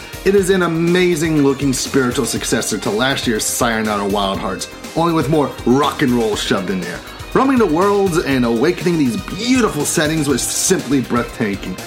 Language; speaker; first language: English; native; English